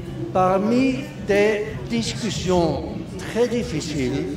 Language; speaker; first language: French; non-native, local second language; Dutch